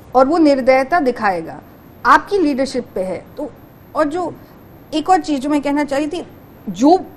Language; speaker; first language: Hindi; native; Hindi